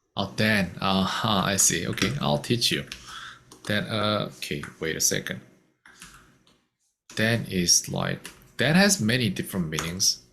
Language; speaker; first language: English; non-native, fluent; Korean